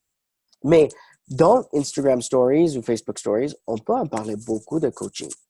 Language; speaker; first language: French; non-native, fluent; English